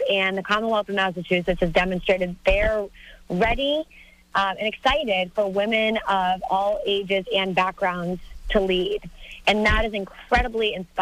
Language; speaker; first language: English; native; English